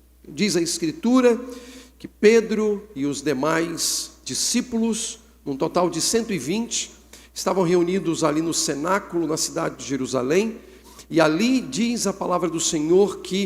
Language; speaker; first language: Portuguese; native; Portuguese